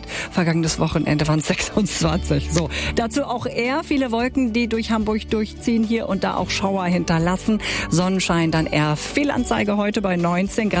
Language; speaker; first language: German; native; German